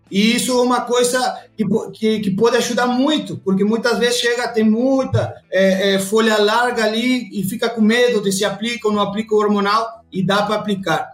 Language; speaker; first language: Portuguese; non-native, fluent; Spanish